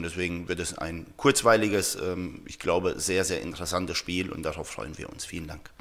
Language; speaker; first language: German; native; German